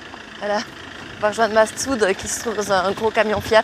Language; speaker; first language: French; native; French